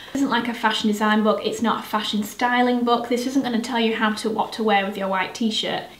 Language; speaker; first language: English; native; English